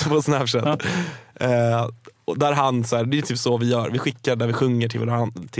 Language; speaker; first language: Swedish; native; Swedish